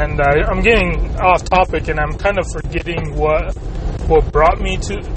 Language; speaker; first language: English; early bilingual, other home language; Spanish